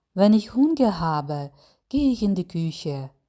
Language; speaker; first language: German; non-native, fluent; Ukrainian